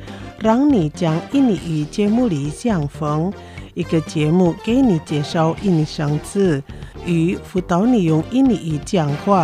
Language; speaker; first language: Chinese; non-native, fluent; Indonesian